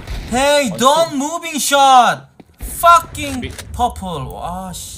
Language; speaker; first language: English; non-native, learner; Korean